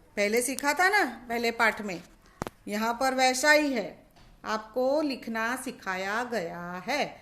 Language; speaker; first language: Hindi; non-native, local second language; Gujarati